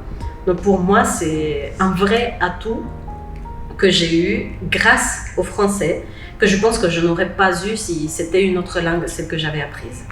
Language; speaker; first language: French; non-native, fluent; Spanish